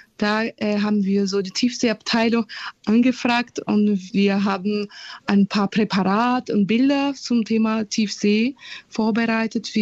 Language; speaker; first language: German; non-native, fluent; Portuguese